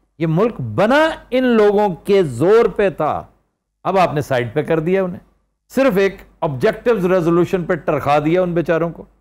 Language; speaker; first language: Urdu; non-native, local second language; Punjabi